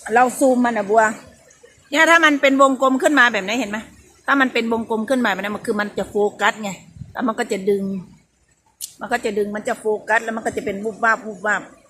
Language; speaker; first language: Thai; native; Thai